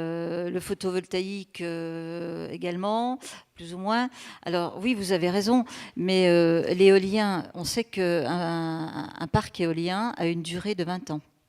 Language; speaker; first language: French; native; French